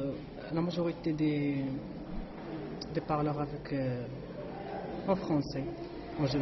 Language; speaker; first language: French; non-native, learner; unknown